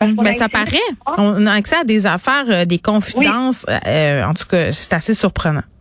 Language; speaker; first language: French; native; French